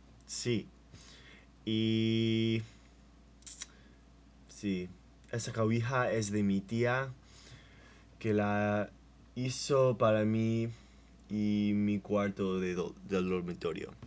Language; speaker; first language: Spanish; non-native, fluent; English